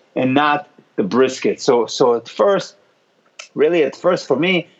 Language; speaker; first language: English; non-native, fluent; Hebrew